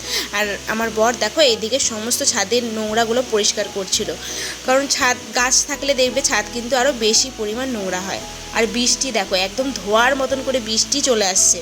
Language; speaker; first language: Bangla; native; Bangla